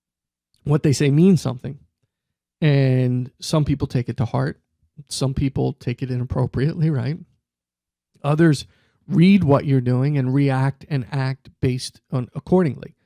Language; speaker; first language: English; native; English